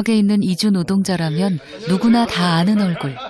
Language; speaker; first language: Korean; native; Korean